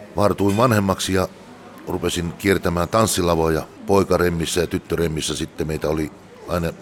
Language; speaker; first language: Finnish; native; Finnish